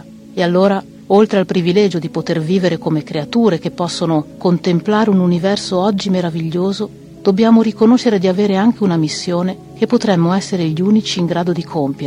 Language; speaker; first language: Italian; native; Italian